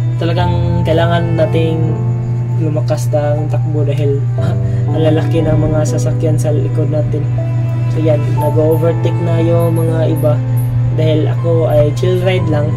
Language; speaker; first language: Filipino; non-native, local second language; Cebuano